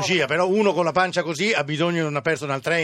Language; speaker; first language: Italian; native; Italian